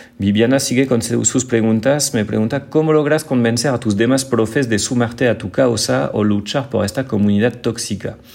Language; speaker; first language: Spanish; non-native, fluent; French